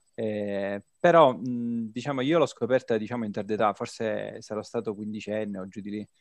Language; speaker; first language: Italian; native; Italian